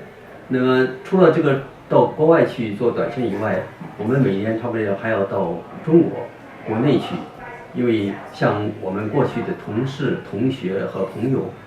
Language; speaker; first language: Chinese; native; Chinese